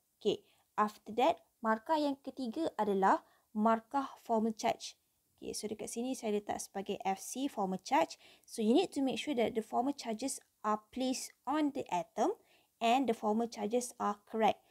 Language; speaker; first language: English; non-native, local second language; Malay